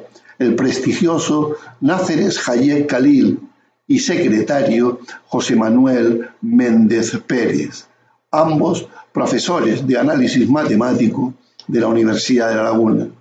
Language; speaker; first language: Spanish; native; Spanish